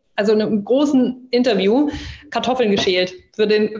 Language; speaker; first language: German; early bilingual, other home language; English